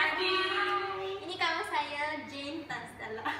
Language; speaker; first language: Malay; non-native, local second language; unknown